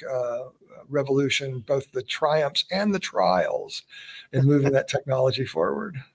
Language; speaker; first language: English; native; English